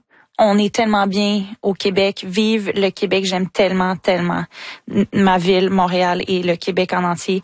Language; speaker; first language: French; native; French